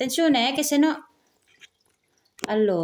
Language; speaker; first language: Italian; non-native, learner; Filipino